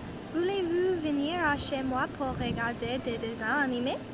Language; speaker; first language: French; non-native, learner; English